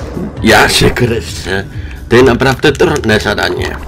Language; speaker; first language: Polish; non-native, learner; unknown